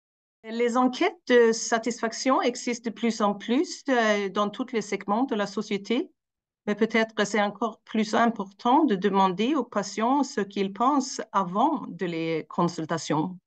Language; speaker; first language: French; non-native, fluent; Swedish